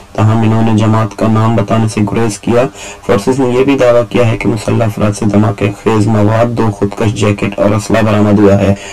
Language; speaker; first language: Urdu; non-native, local second language; Baluchi